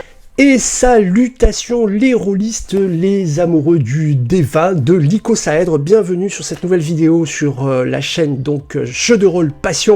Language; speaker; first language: French; native; French